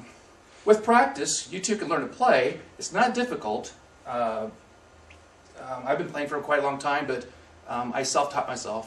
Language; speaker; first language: English; native; English